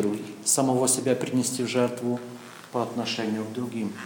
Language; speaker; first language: Czech; non-native, learner; Russian